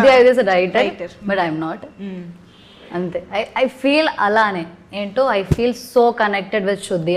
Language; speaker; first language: Telugu; non-native, learner; Malayalam